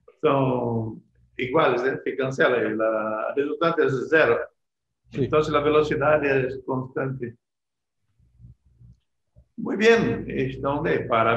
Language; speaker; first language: Portuguese; non-native, learner; Spanish